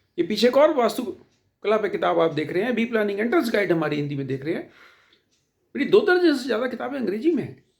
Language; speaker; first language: Hindi; native; Hindi